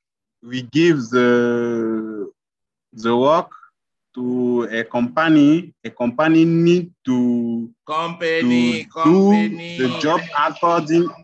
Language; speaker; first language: English; non-native, learner; French